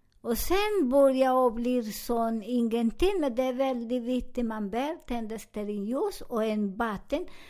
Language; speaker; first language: Swedish; non-native, learner; Spanish